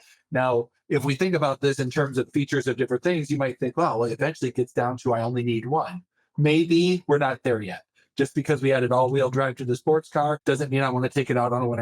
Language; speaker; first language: English; native; English